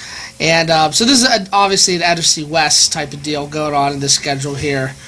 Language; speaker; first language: English; native; English